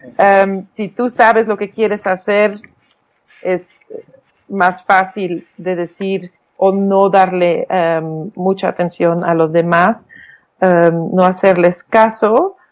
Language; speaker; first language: Spanish; non-native, fluent; Dutch